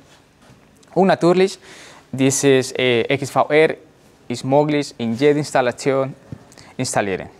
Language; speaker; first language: German; non-native, learner; Spanish